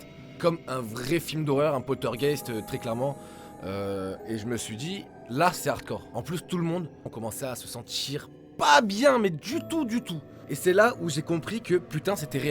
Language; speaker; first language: French; native; French